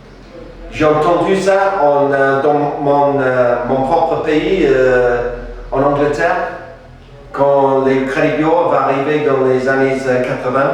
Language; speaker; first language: French; non-native, fluent; English